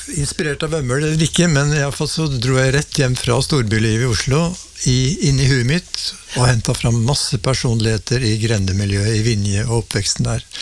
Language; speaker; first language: Norwegian; native; Norwegian